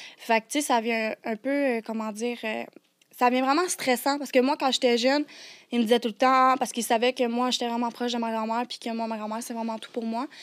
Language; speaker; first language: French; native; French